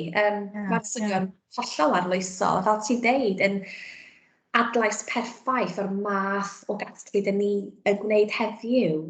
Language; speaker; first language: Welsh; native; Welsh